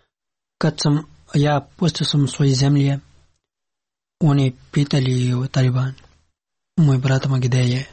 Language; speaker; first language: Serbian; non-native, learner; Pashto